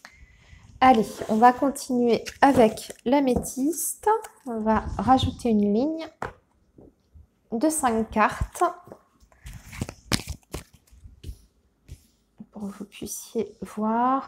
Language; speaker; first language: French; native; French